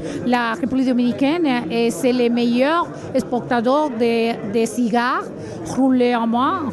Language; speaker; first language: French; non-native, learner; Spanish